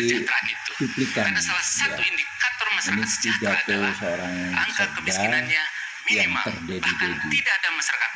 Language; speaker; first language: Indonesian; non-native, local second language; Sundanese